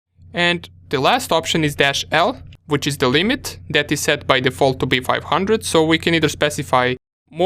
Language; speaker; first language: English; non-native, fluent; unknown